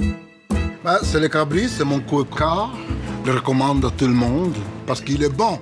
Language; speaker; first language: French; non-native, fluent; Spanish